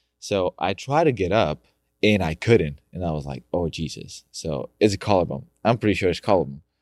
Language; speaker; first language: English; non-native, fluent; Spanish